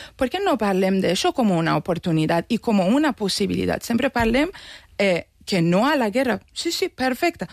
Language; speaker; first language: Catalan; non-native, fluent; Persian